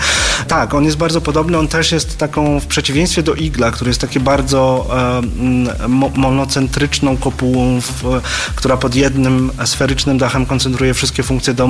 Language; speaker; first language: Polish; native; Polish